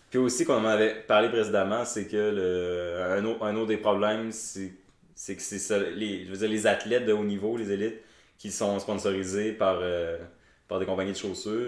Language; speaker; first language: French; native; French